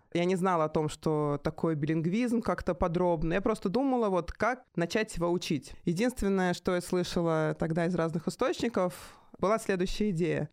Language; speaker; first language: Russian; native; Russian